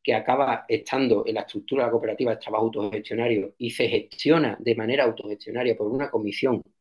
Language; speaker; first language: Spanish; native; Spanish